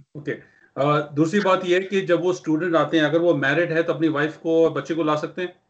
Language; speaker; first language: Hindi; non-native, local second language; Punjabi